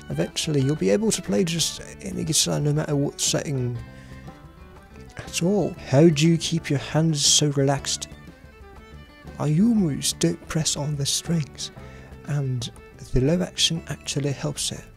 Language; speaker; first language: English; non-native, fluent; Russian